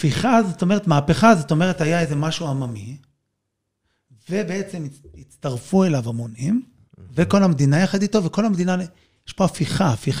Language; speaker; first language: Hebrew; native; Hebrew